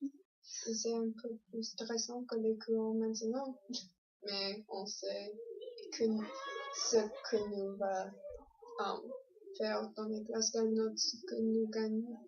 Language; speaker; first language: French; non-native, learner; English